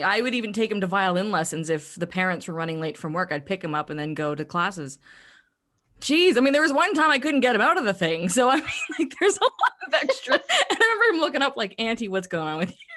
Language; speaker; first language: English; native; English